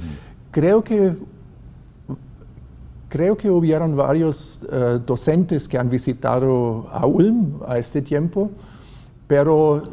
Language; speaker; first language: Spanish; non-native, fluent; German